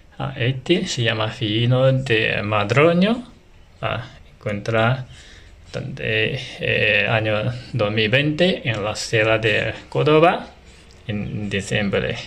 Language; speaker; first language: Spanish; non-native, learner; Chinese